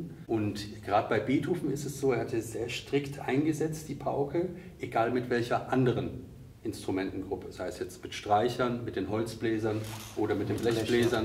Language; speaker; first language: German; native; German